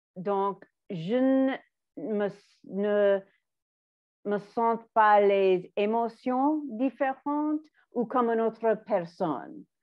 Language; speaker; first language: French; non-native, learner; English